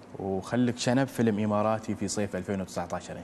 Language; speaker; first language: Arabic; native; Arabic